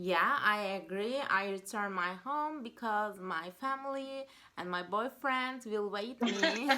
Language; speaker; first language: English; non-native, learner; Turkish